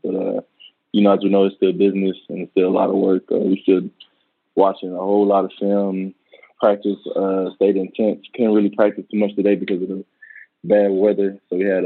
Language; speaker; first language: English; native; English